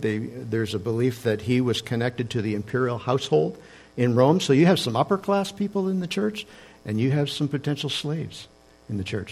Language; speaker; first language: English; native; English